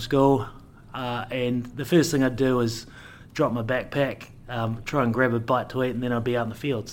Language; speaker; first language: English; native; English